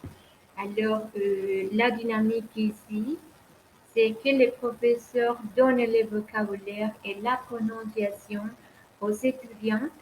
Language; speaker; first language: French; non-native, learner; Spanish